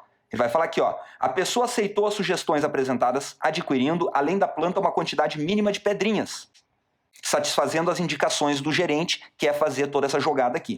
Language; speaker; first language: Portuguese; native; Portuguese